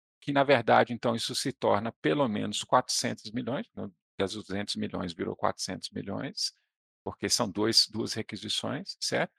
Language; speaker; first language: Portuguese; native; Portuguese